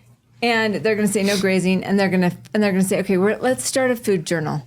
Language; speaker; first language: English; native; English